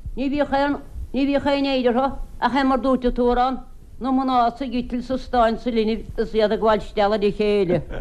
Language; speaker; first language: Irish; native; Irish